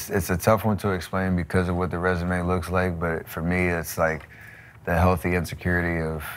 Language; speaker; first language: English; native; English